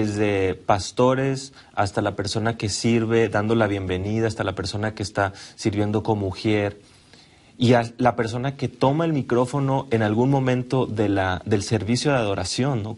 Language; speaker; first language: Spanish; native; Spanish